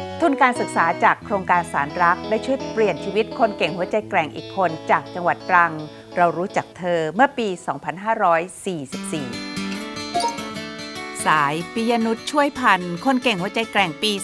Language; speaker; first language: Thai; native; Thai